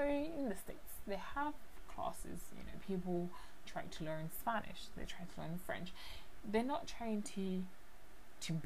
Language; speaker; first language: English; non-native, fluent; Haitian Creole